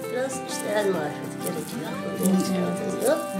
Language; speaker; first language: Turkish; native; Turkish